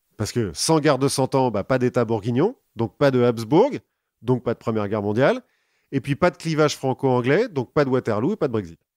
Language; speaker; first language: French; native; French